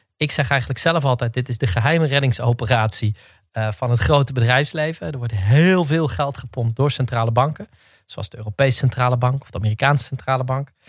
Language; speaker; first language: Dutch; native; Dutch